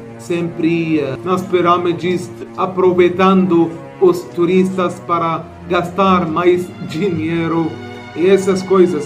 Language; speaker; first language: Portuguese; non-native, fluent; Arabic